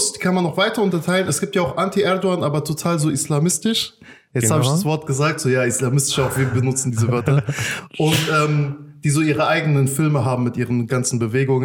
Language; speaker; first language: German; native; German